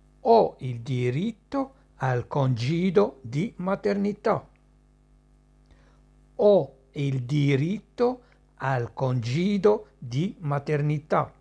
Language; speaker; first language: Italian; non-native, fluent; Arabic